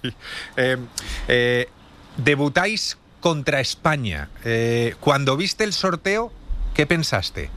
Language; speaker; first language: Spanish; native; Spanish